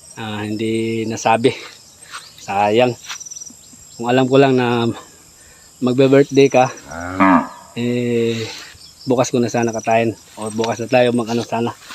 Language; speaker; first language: Filipino; non-native, local second language; Cebuano